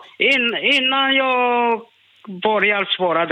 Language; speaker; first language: Swedish; non-native, learner; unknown